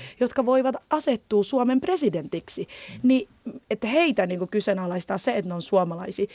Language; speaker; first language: Finnish; early bilingual, other home language; Somali